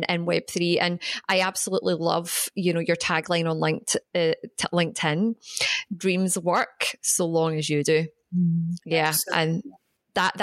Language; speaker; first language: English; native; English